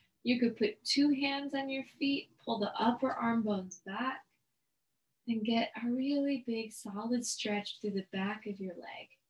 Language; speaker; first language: English; native; English